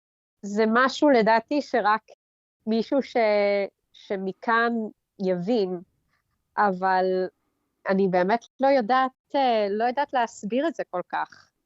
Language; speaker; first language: Hebrew; early bilingual, heritage; Hebrew